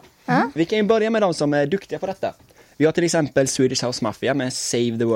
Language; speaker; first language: Swedish; native; Swedish